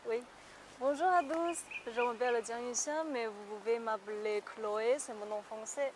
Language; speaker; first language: French; non-native, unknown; Chinese